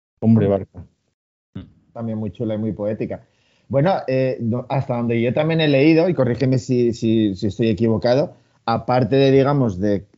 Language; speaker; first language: Spanish; native; Spanish